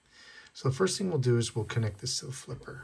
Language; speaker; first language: English; native; English